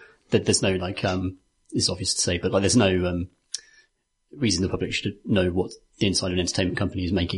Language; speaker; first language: English; native; English